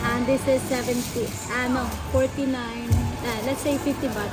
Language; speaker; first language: English; non-native, local second language; Filipino